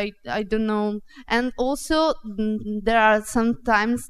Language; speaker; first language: English; non-native, fluent; Italian